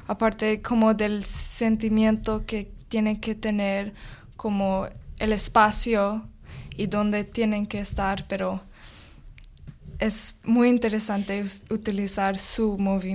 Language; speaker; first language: Spanish; non-native, learner; English